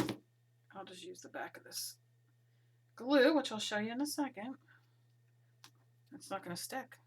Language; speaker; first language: English; native; English